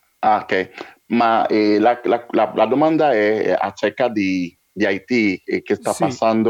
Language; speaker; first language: Spanish; non-native, learner; Haitian Creole